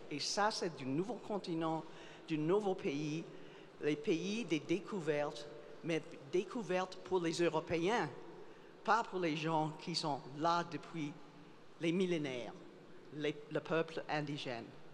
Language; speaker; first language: French; non-native, fluent; English